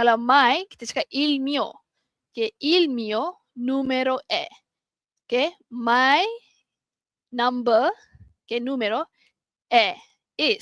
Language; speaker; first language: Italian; non-native, fluent; Malay